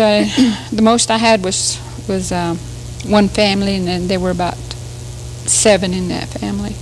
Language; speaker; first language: English; early bilingual, other home language; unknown